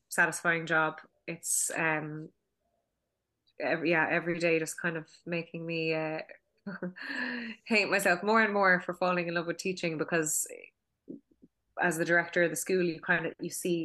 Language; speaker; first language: English; native; English